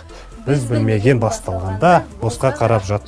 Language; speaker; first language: Kazakh; native; Kazakh